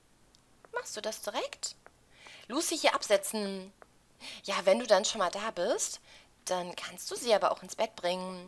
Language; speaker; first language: German; native; German